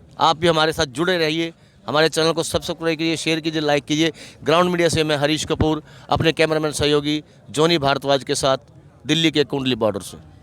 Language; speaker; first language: Hindi; native; Hindi